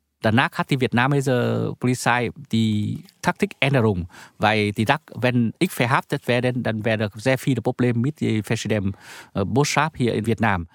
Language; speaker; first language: German; non-native, learner; Vietnamese